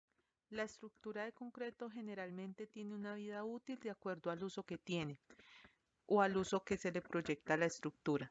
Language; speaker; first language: Spanish; native; Spanish